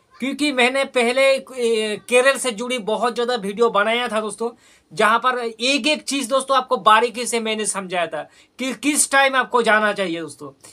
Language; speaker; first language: Hindi; non-native, local second language; Bangla